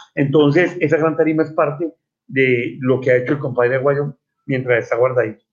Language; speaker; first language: Spanish; native; Spanish